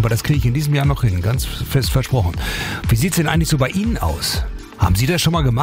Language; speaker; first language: German; native; German